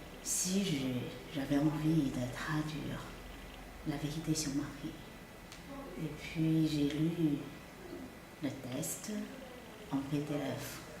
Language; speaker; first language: French; non-native, fluent; Chinese